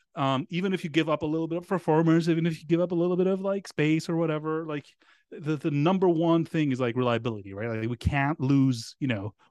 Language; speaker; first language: English; non-native, fluent; Greek